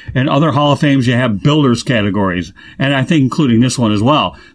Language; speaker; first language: English; native; English